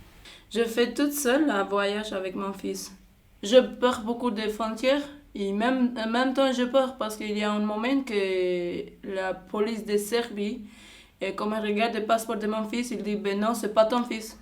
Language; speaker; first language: French; non-native, learner; Albanian